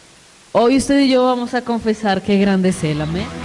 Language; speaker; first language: Spanish; native; Spanish